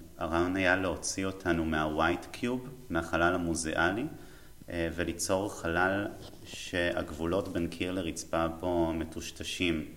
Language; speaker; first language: Hebrew; native; Hebrew